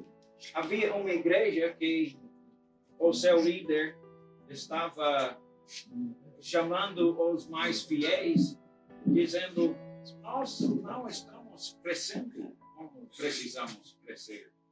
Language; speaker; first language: Portuguese; non-native, fluent; English